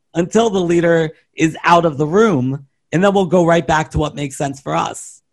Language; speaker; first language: English; native; English